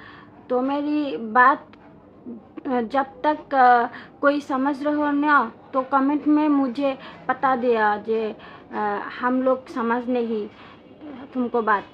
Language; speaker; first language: Hindi; non-native, learner; Bangla